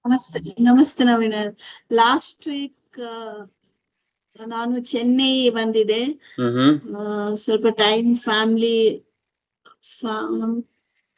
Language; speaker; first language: Kannada; non-native, learner; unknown